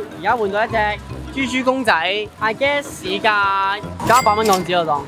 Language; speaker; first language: Chinese; non-native, local second language; Cantonese